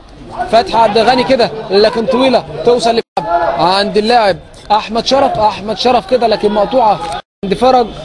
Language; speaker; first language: Arabic; native; Arabic